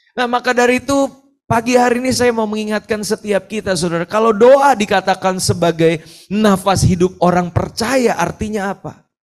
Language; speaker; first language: Indonesian; native; Indonesian